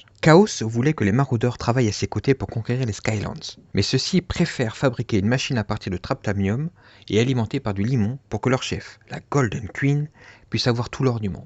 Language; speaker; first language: French; native; French